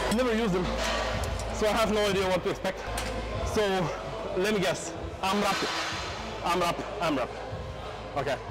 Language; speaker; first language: English; non-native, fluent; Bulgarian